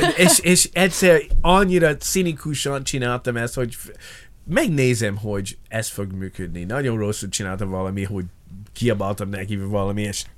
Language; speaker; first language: Hungarian; non-native, learner; English